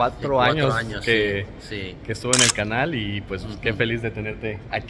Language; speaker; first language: Spanish; native; Spanish